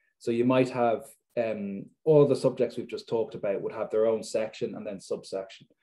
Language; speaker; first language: English; native; English